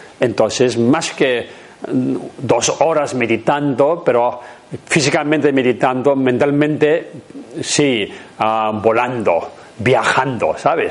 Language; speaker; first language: Spanish; non-native, learner; Tibetan